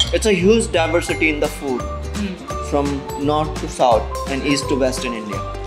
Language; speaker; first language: English; non-native, local second language; Hindi